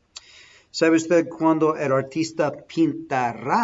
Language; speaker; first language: Spanish; non-native, fluent; English